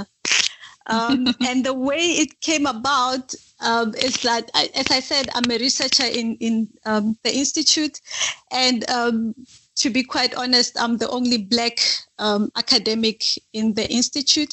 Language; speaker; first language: English; non-native, local second language; Northern Sotho